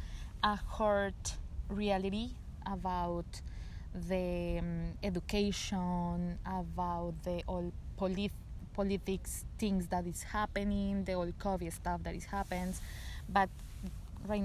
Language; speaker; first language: English; non-native, learner; Spanish